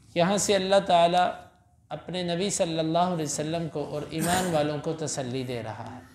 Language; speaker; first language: Urdu; non-native, local second language; Punjabi